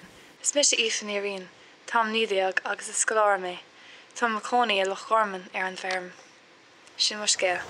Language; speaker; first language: Irish; non-native, local second language; English